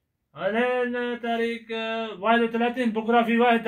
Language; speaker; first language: Arabic; non-native, learner; Punjabi